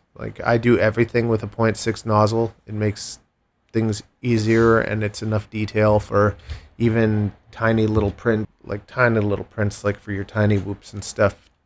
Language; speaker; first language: English; native; English